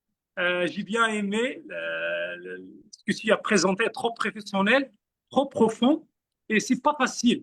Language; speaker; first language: French; non-native, fluent; Arabic